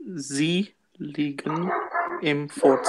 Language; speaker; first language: German; non-native, learner; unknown